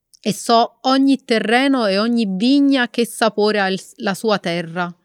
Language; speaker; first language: Italian; native; Italian